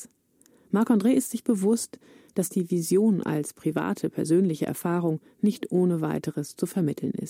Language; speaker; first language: German; native; German